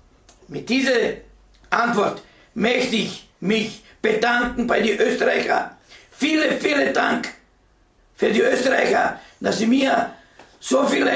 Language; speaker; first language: German; early bilingual, other home language; Serbian